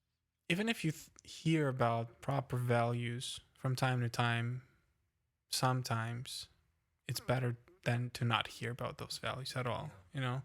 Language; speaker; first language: English; non-native, fluent; Ukrainian